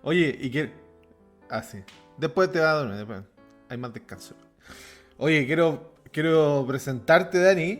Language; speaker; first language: Spanish; native; Spanish